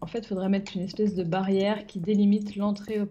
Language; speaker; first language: French; native; French